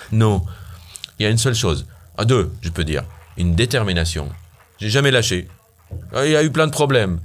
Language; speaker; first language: French; non-native, fluent; Arabic